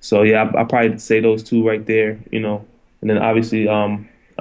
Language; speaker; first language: English; native; English